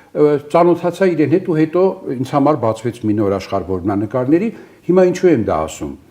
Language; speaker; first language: Armenian; early bilingual, other home language; Italian